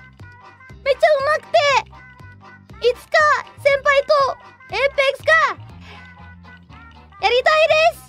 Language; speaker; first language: Japanese; non-native, learner; Indonesian